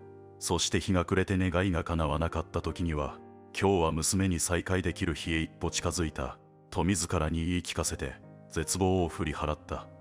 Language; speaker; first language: Japanese; native; Japanese